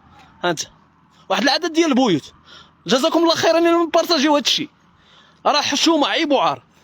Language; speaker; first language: Arabic; native; Arabic